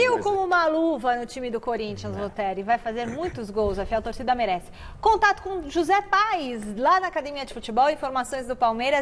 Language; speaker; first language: Portuguese; native; Portuguese